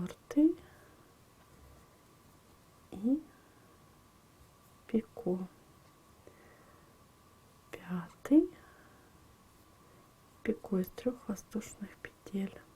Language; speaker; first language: Russian; native; Russian